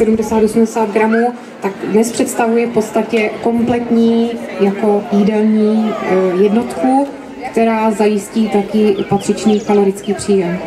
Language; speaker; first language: Czech; native; Czech